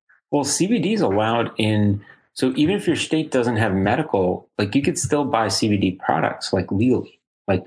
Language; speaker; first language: English; native; English